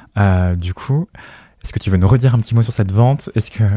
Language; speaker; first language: French; native; French